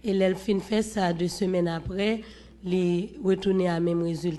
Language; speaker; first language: French; non-native, local second language; Haitian Creole